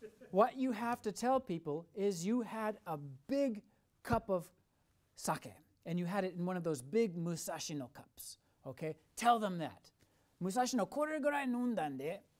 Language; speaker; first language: English; native; English